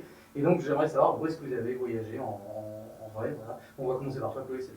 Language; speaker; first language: French; native; French